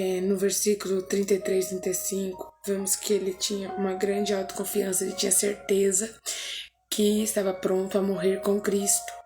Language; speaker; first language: Portuguese; native; Portuguese